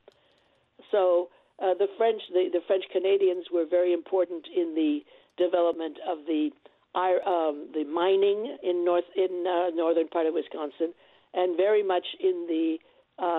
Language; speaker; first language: English; non-native, fluent; French